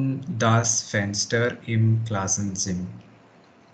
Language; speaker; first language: German; non-native, learner; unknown